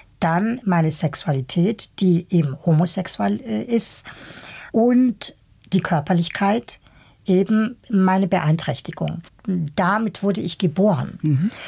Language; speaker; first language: German; early bilingual, other home language; Bosnian